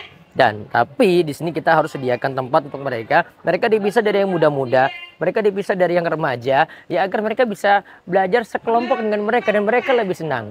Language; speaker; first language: Indonesian; native; Indonesian